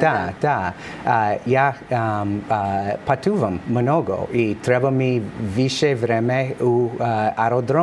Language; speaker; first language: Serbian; non-native, learner; English